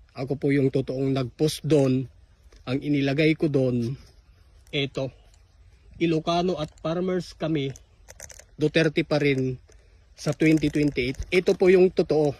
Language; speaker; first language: Filipino; non-native, local second language; Iloko